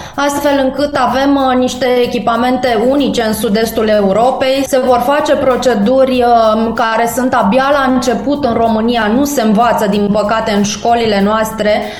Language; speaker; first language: Romanian; native; Romanian